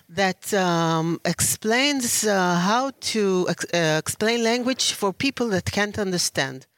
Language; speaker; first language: English; non-native, learner; Hebrew